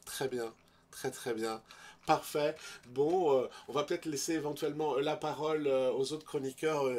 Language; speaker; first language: French; native; French